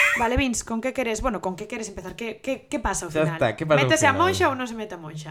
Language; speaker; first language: Galician; non-native, local second language; Spanish